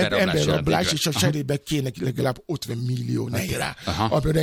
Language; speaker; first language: Hungarian; non-native, fluent; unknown